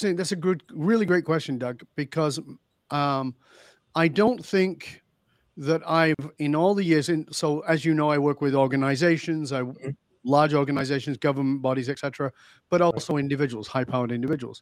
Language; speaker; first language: English; native; English